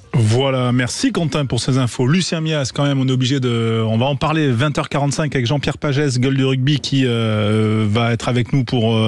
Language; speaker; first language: French; native; French